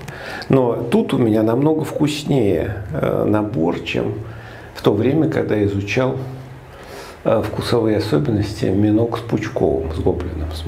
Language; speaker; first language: Russian; native; Russian